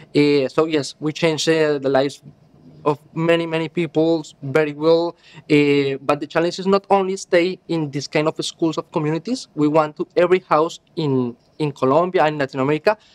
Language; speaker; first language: English; non-native, learner; Spanish